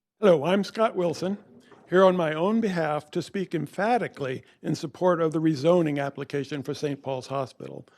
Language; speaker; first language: English; native; English